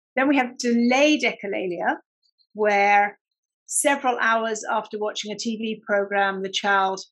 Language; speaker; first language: English; native; English